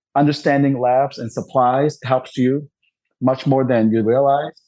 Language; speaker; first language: English; non-native, local second language; Cantonese